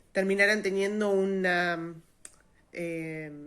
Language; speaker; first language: Spanish; native; Spanish